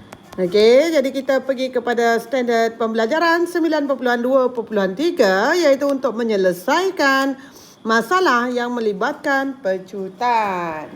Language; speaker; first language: Malay; native; Malay